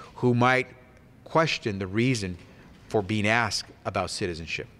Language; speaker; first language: English; early bilingual, other home language; Spanish